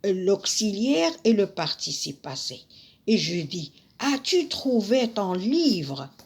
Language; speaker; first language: French; non-native, local second language; Arabic